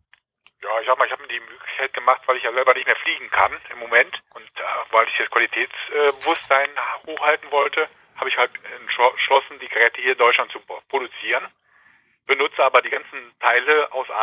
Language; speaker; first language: German; native; German